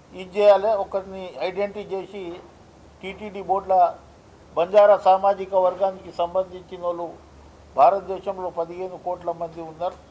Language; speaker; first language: Telugu; non-native, local second language; Lambadi